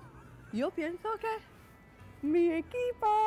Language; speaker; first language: Spanish; non-native, fluent; English